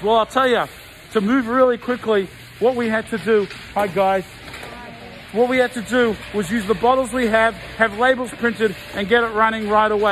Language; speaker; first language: English; native; English